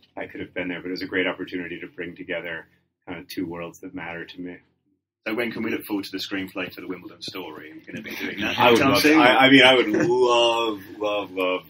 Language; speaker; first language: English; native; English